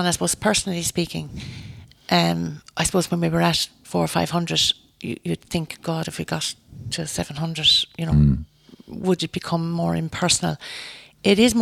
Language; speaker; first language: English; native; English